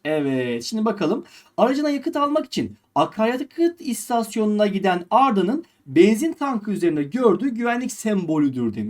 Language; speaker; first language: Turkish; native; Turkish